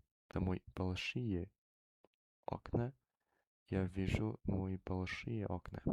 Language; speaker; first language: Russian; non-native, learner; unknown